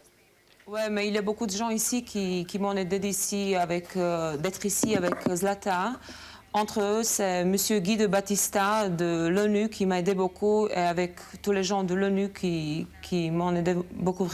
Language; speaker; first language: French; non-native, fluent; Bosnian